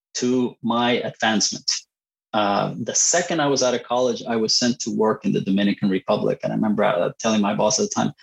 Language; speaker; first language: English; non-native, fluent; Spanish